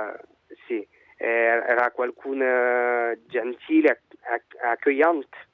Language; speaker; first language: Italian; non-native, learner; French